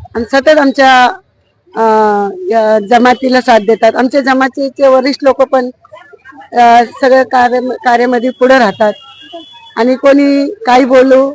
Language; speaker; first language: Marathi; non-native, local second language; Urdu